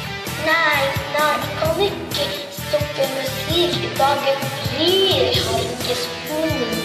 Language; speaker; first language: Norwegian; non-native, learner; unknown